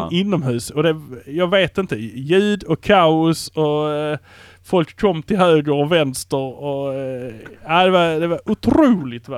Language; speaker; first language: Swedish; native; Swedish